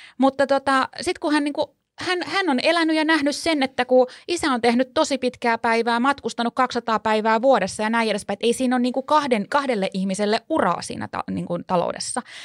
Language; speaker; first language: Finnish; native; Finnish